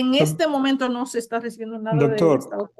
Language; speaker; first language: Spanish; native; Spanish